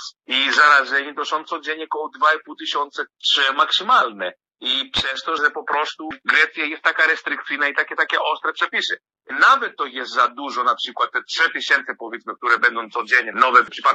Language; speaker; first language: Polish; non-native, fluent; Greek